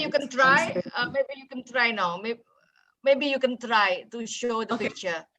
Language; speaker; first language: English; non-native, fluent; Indonesian